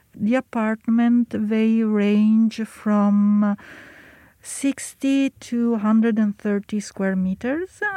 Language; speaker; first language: English; non-native, fluent; Italian